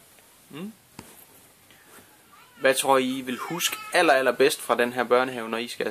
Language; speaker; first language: Danish; native; Danish